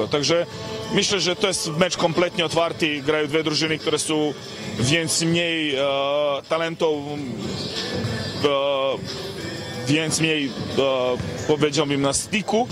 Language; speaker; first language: Polish; non-native, fluent; Serbian